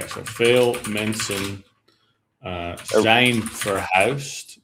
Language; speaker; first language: Dutch; native; Dutch